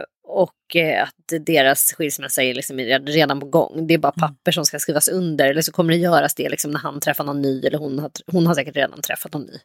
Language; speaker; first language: Swedish; native; Swedish